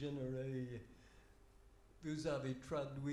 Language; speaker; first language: French; non-native, fluent; English